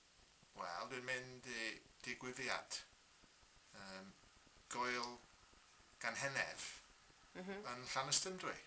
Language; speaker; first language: Welsh; non-native, learner; English